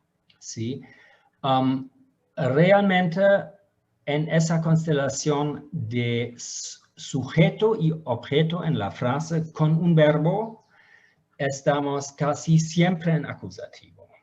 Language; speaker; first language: Spanish; non-native, fluent; German